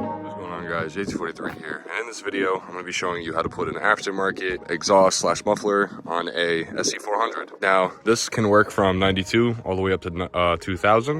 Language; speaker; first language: English; native; English